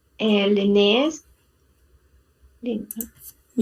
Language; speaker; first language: French; non-native, learner; Spanish